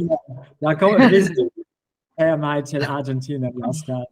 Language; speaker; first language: Danish; non-native, learner; English